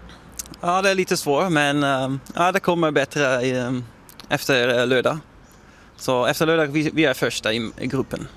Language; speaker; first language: Swedish; non-native, learner; Dutch